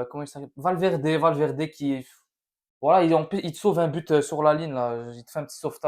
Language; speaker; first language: French; native; French